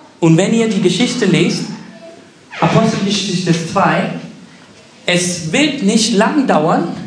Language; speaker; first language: German; non-native, fluent; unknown